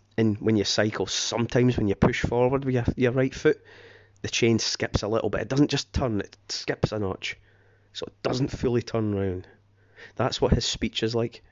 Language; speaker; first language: English; native; English